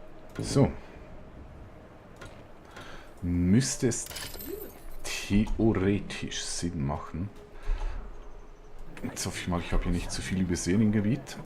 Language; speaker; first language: German; native; German